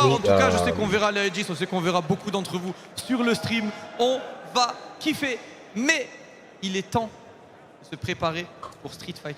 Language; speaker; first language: French; native; French